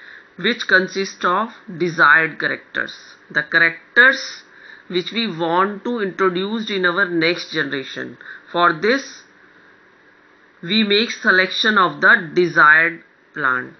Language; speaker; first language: English; non-native, local second language; Hindi